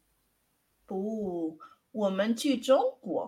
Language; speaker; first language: Chinese; non-native, learner; Spanish